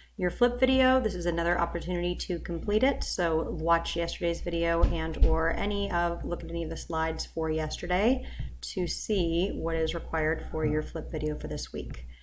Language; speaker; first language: English; native; English